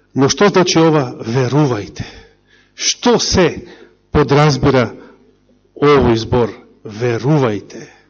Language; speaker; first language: Macedonian; native; Macedonian